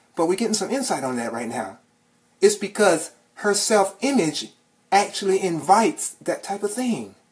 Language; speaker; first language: English; native; English